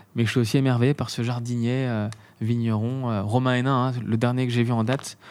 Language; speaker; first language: French; native; French